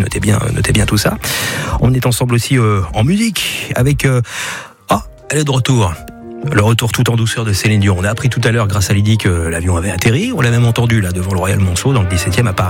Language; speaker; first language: French; native; French